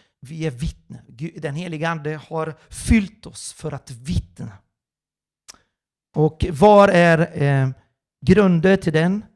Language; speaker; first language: Swedish; non-native, fluent; Portuguese